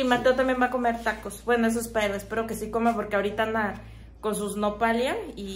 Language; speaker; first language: Spanish; native; Spanish